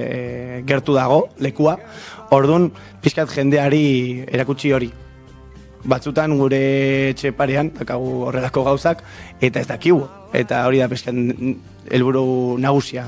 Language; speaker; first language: Basque; non-native, local second language; Spanish